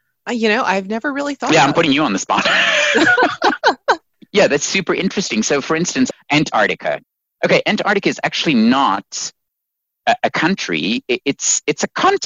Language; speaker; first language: English; native; English